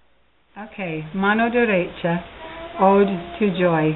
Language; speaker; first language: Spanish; non-native, learner; English